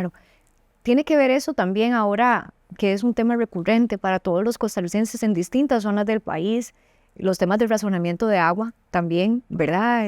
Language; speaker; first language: Spanish; native; Spanish